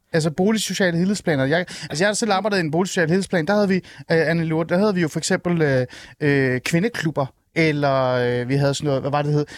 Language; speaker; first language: Danish; early bilingual, other home language; Persian